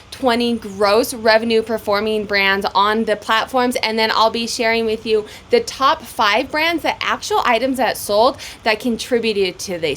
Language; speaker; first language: English; native; English